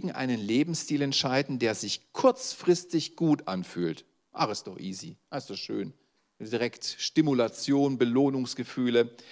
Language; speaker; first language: German; native; German